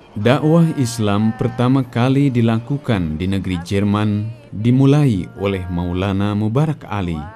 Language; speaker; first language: Indonesian; native; Indonesian